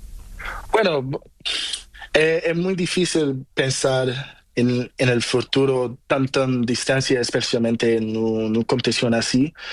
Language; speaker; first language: Spanish; non-native, learner; Portuguese